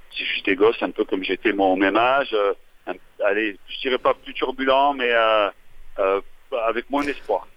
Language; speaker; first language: French; native; French